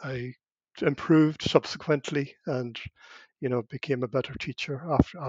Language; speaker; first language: English; non-native, local second language; Irish